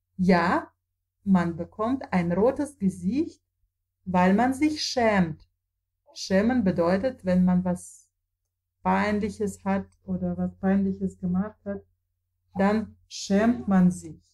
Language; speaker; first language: German; non-native, fluent; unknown